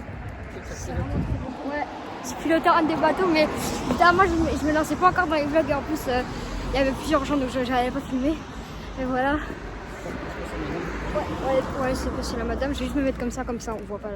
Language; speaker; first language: French; native; French